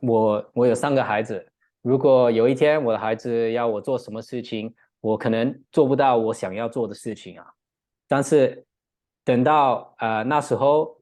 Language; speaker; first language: Chinese; non-native, learner; English